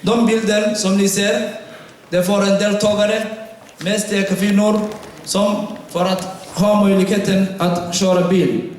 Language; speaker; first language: Swedish; non-native, fluent; Somali